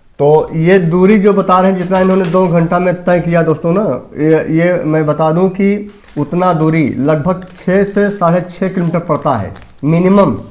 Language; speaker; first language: Hindi; native; Hindi